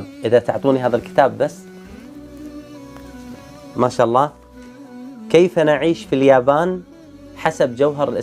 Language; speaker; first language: Arabic; native; Arabic